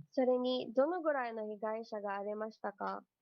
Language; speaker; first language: Japanese; non-native, learner; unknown